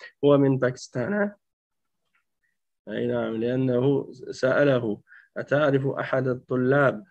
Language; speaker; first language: Arabic; non-native, fluent; French